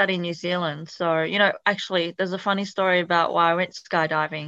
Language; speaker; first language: English; non-native, fluent; Italian